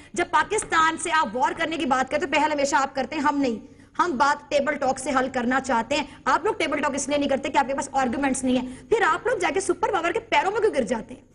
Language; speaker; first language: Urdu; native; Urdu